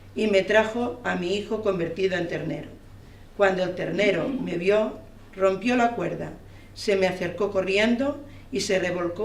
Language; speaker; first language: Spanish; non-native, local second language; Catalan